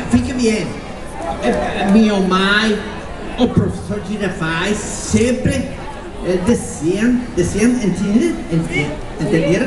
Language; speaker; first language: Portuguese; non-native, learner; Spanish